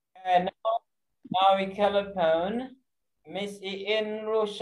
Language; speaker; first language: English; non-native, fluent; Indonesian